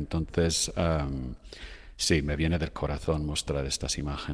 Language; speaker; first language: Spanish; non-native, fluent; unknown